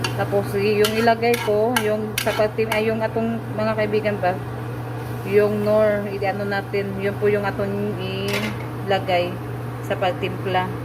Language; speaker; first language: Filipino; non-native, local second language; Cebuano